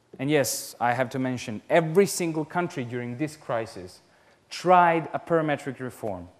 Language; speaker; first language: English; non-native, fluent; Serbian